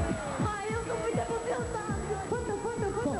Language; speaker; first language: Portuguese; non-native, learner; Spanish